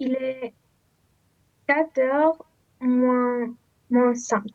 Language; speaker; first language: French; non-native, learner; Romanian